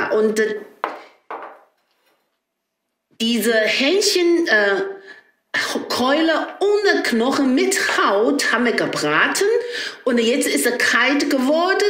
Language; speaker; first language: German; non-native, learner; Chinese